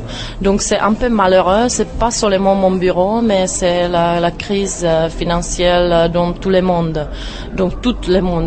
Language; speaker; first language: French; non-native, fluent; Czech